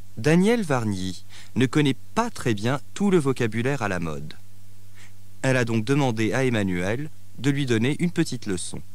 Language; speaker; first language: French; native; French